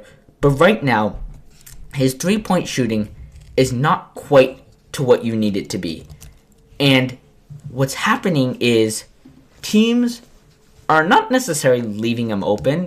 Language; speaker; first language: English; native; English